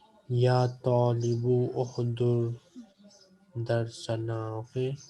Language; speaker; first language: Arabic; non-native, fluent; Urdu